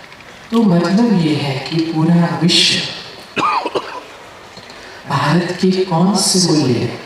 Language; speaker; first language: Hindi; native; Hindi